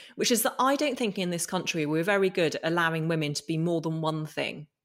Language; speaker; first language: English; native; English